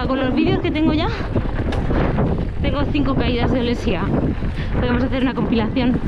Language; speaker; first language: Spanish; native; Spanish